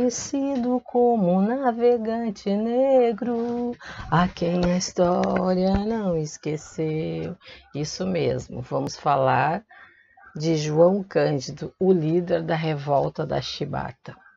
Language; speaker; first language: Portuguese; native; Portuguese